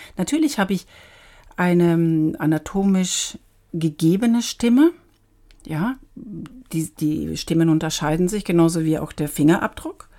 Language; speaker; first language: German; native; German